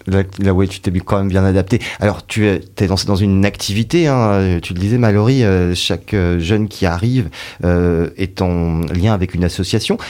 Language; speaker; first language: French; native; French